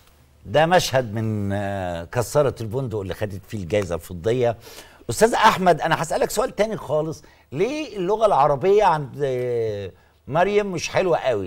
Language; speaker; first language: Arabic; native; Arabic